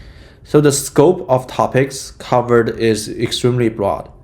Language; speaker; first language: English; non-native, fluent; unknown